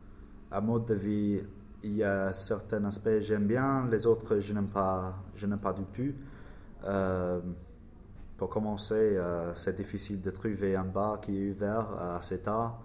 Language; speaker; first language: French; non-native, learner; English